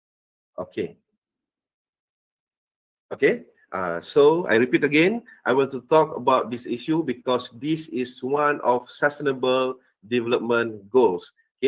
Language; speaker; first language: English; non-native, fluent; Malay